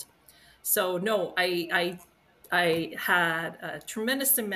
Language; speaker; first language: English; native; English